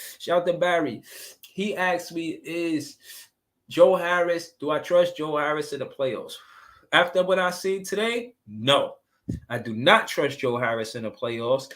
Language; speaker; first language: English; native; English